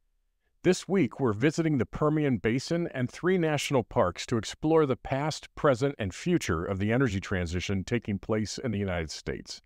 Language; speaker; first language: English; native; English